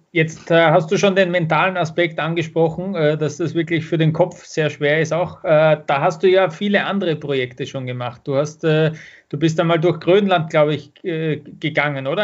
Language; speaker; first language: German; native; German